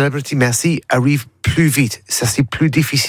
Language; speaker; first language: French; non-native, learner; English